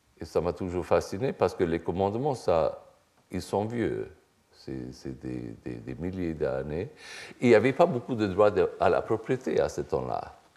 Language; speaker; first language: French; non-native, fluent; Swedish